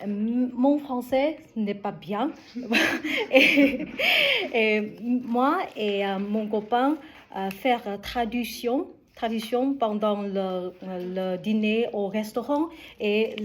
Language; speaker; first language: French; non-native, learner; Vietnamese